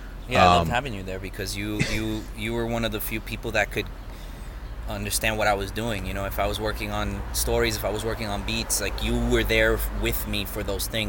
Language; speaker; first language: English; native; English